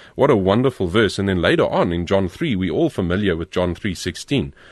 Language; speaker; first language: English; native; English